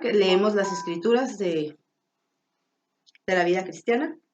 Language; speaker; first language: Spanish; native; Spanish